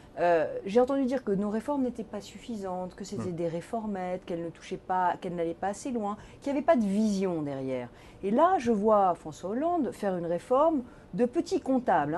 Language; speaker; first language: French; native; French